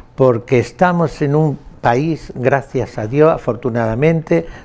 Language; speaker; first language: Spanish; native; Spanish